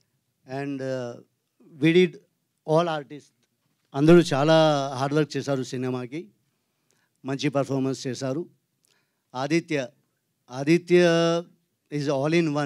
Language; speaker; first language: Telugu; non-native, learner; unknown